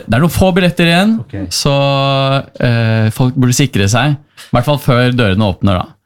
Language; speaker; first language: Norwegian; native; Norwegian